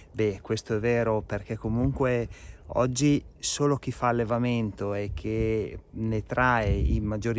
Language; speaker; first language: Italian; native; Italian